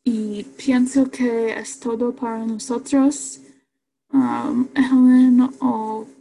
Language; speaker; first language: Spanish; non-native, learner; English